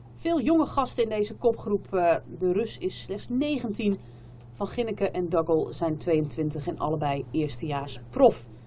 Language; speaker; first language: Dutch; native; Dutch